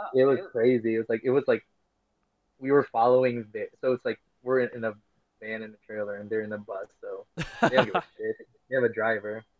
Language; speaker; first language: English; non-native, local second language; Filipino